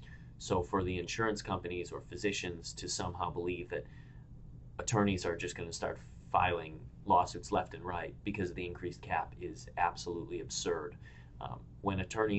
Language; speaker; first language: English; native; English